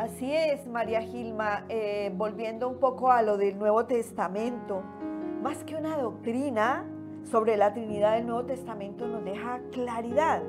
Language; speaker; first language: Spanish; native; Spanish